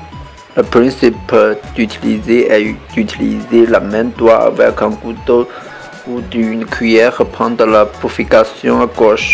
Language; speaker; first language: French; non-native, learner; Chinese